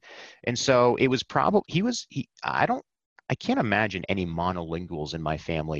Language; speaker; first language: English; native; English